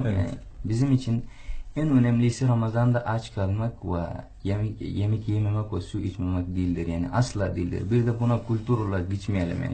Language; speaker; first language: Turkish; non-native, fluent; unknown